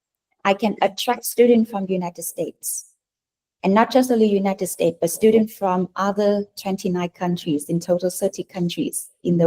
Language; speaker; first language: English; non-native, fluent; Vietnamese